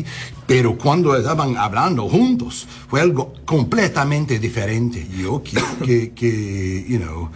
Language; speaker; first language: Spanish; non-native, learner; English